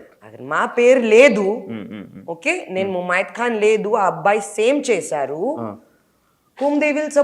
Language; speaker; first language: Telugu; non-native, local second language; Hindi